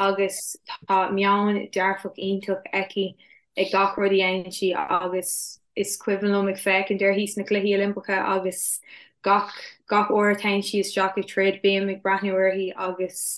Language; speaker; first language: Irish; non-native, local second language; English